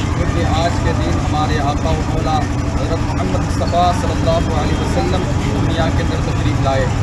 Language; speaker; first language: Urdu; non-native, local second language; Gujarati